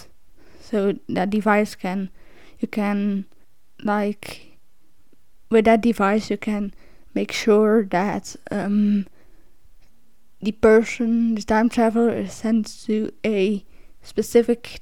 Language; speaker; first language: English; non-native, fluent; Dutch